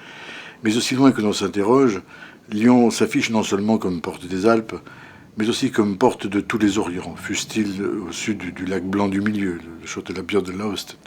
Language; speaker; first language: French; native; French